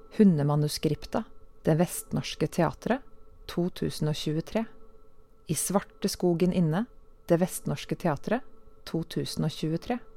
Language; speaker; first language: Norwegian; native; Norwegian